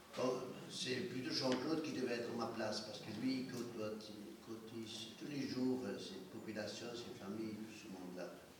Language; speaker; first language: French; non-native, fluent; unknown